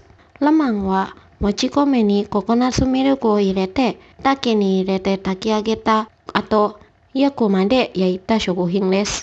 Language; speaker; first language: Japanese; non-native, fluent; Indonesian